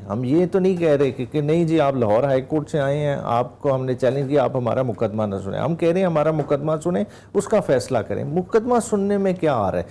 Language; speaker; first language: Urdu; non-native, local second language; Punjabi